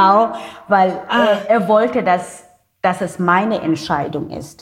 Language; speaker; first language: German; non-native, learner; Xhosa